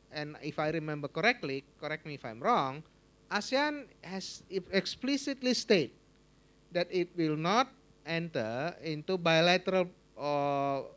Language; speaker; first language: English; non-native, fluent; Indonesian